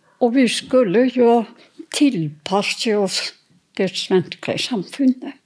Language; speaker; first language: Norwegian; non-native, fluent; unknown